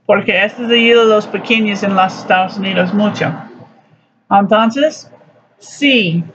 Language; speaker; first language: Spanish; non-native, learner; English